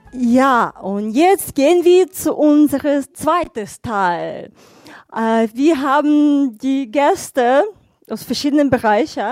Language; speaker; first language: German; non-native, fluent; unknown